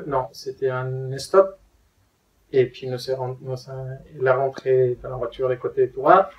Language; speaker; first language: French; non-native, fluent; Spanish